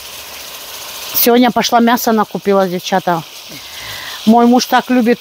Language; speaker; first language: Russian; native; Russian